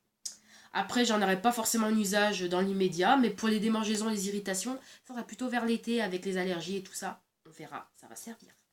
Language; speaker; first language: French; native; French